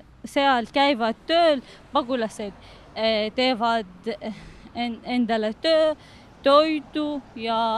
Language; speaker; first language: Estonian; non-native, learner; Arabic